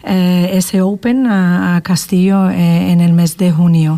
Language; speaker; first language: Spanish; non-native, fluent; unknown